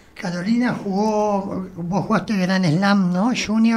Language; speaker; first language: Spanish; native; Spanish